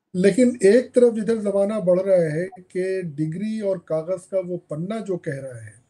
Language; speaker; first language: Hindi; native; Hindi